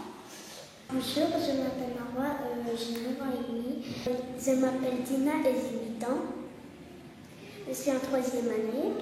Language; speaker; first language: French; early bilingual, other home language; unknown